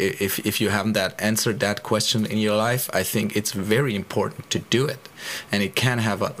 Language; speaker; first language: English; non-native, fluent; German